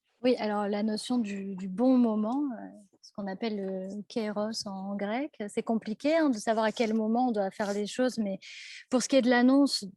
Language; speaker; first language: French; native; French